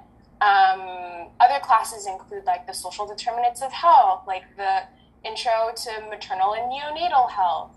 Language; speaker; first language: English; early bilingual, other home language; French